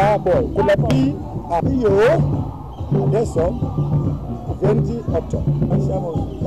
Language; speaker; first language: Italian; non-native, learner; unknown